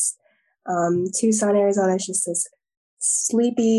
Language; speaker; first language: English; native; English